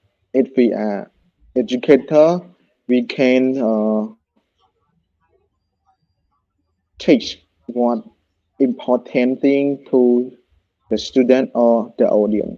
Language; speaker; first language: English; non-native, learner; Khmer